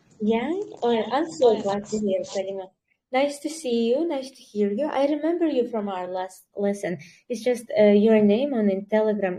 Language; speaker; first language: English; non-native, fluent; Kyrgyz